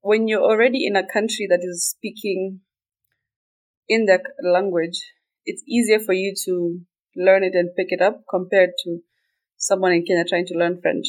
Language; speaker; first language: English; non-native, local second language; Somali